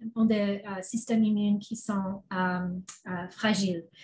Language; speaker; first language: French; non-native, learner; English